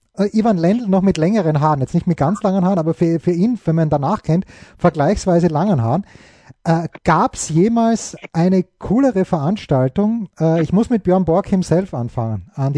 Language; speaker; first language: German; native; German